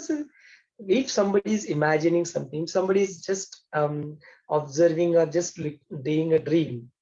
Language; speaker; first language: English; non-native, local second language; Hindi